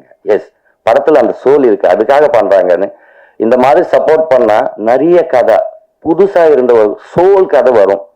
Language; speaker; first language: Tamil; non-native, learner; Telugu